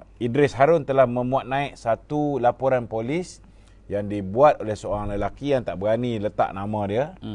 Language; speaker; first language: Malay; native; Malay